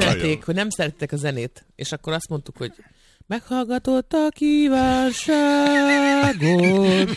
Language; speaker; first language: Hungarian; native; Hungarian